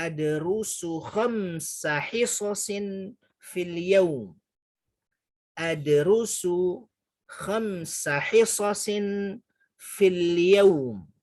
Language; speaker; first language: Arabic; non-native, fluent; Indonesian